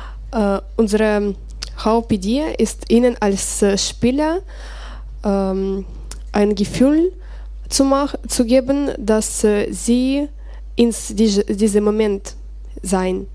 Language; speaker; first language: German; non-native, learner; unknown